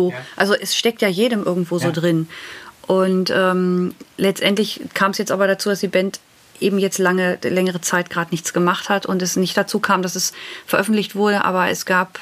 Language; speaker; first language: German; native; German